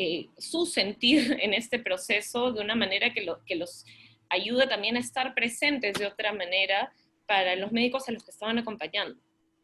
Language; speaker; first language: Spanish; native; Spanish